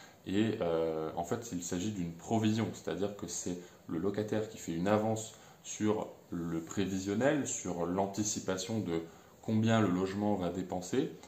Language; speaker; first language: French; native; French